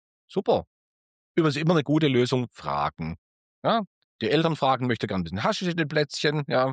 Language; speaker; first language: German; native; German